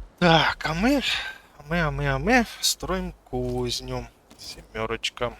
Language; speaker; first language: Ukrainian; native; Ukrainian